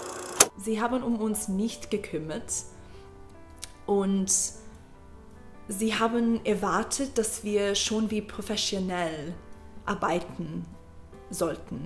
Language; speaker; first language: German; non-native, learner; English